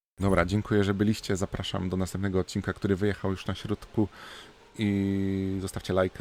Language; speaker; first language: Polish; native; Polish